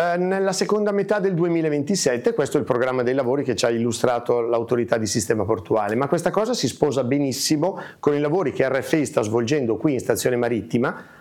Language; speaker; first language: Italian; native; Italian